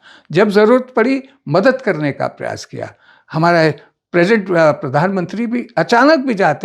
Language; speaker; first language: Hindi; native; Hindi